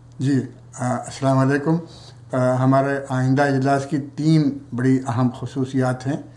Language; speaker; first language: Urdu; native; Urdu